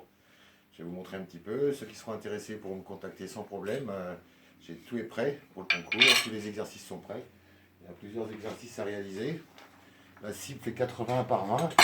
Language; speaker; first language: French; native; French